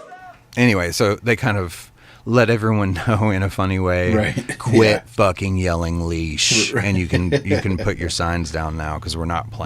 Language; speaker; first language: English; native; English